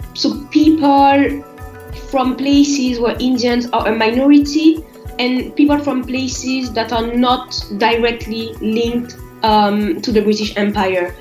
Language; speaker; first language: English; non-native, fluent; French